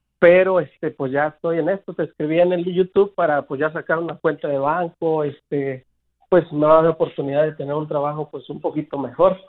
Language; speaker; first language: Spanish; native; Spanish